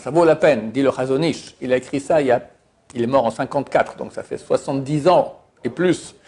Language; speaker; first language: French; native; French